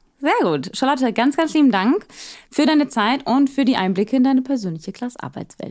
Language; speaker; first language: German; native; German